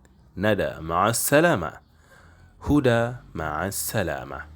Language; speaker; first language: Arabic; non-native, fluent; Indonesian